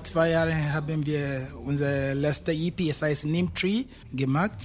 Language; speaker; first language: German; non-native, fluent; Akan